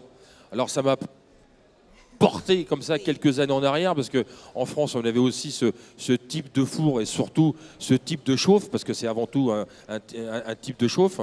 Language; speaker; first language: French; native; French